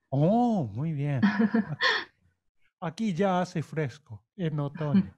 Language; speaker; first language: Spanish; non-native, fluent; Japanese